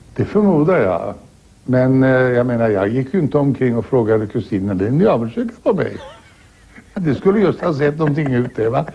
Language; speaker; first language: Swedish; native; Swedish